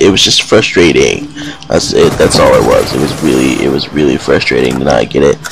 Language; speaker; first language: English; native; English